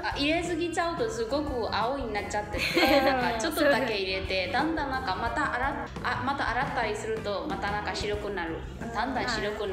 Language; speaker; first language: Japanese; non-native, fluent; Burmese